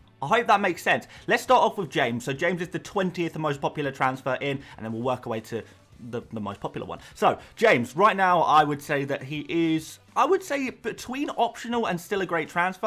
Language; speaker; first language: English; native; English